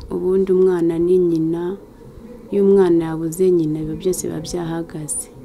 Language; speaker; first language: Kinyarwanda; native; Kinyarwanda